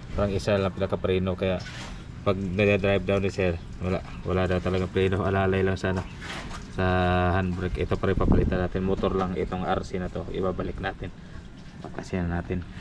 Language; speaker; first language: Filipino; non-native, local second language; Masbatenyo